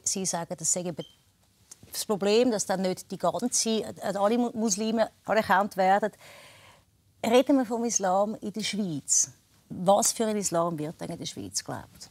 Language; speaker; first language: German; native; German